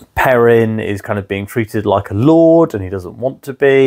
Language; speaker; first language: English; native; English